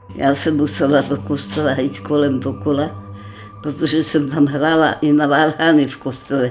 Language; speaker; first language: Czech; non-native, local second language; German